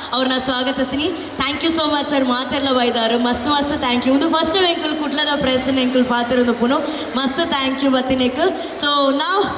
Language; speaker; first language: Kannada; non-native, local second language; Tulu